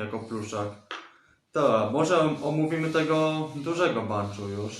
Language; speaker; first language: Polish; native; Polish